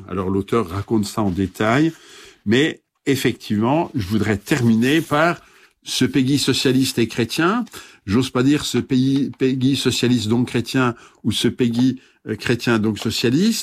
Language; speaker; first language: French; native; French